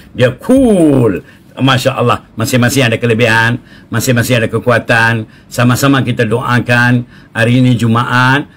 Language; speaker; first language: Malay; non-native, local second language; Tamil